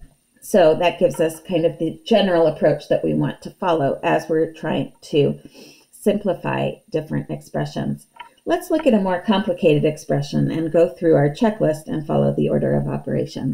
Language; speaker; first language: English; native; English